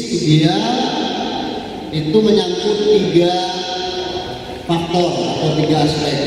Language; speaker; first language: Indonesian; non-native, local second language; Banjar